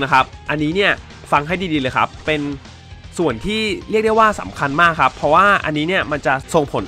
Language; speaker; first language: Thai; native; Thai